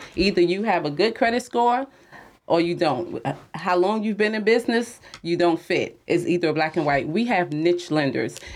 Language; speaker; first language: English; native; English